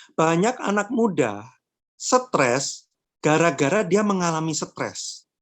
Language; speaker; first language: Indonesian; native; Indonesian